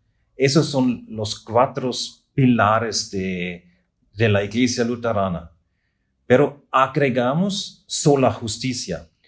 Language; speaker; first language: Spanish; non-native, fluent; German